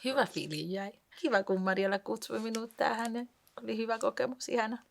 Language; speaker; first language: Finnish; non-native, fluent; Spanish